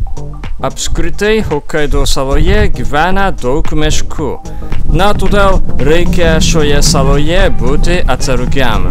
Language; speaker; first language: Lithuanian; non-native, fluent; Japanese